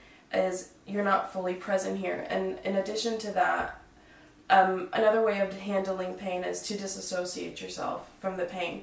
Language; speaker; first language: English; native; English